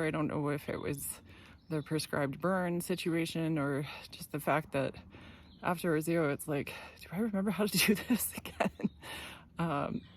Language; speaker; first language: English; native; English